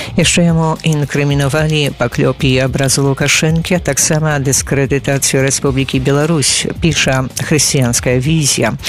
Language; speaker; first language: Belarusian; native; Belarusian